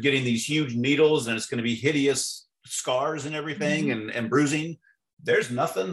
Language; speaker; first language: English; native; English